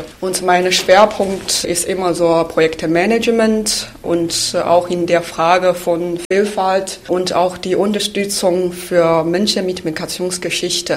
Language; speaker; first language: German; non-native, fluent; Chinese